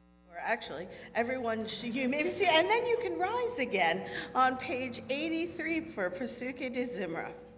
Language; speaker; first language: English; native; English